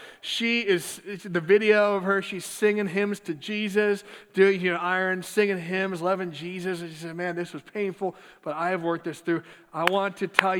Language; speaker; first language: English; native; English